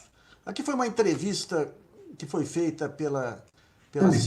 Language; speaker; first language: Portuguese; native; Portuguese